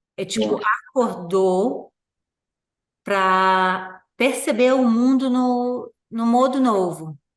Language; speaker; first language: Portuguese; non-native, fluent; English